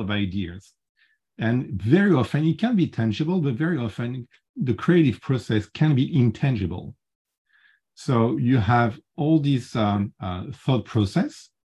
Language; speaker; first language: English; non-native, fluent; French